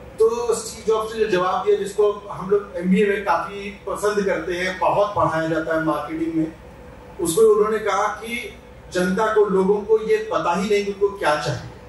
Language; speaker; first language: Hindi; native; Hindi